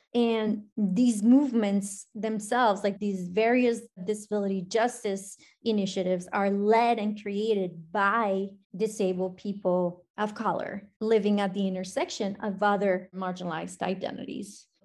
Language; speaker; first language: English; non-native, fluent; Spanish